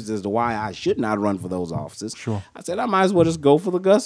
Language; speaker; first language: English; native; English